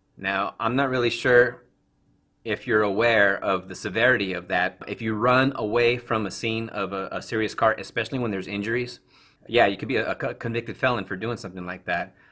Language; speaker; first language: English; native; English